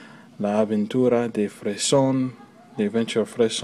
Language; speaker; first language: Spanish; non-native, learner; English